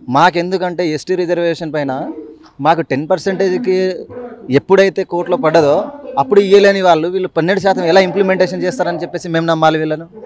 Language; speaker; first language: Telugu; non-native, local second language; Lambadi